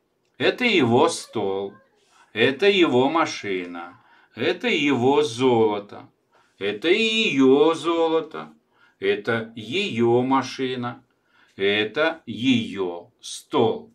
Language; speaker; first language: Hebrew; non-native, fluent; Russian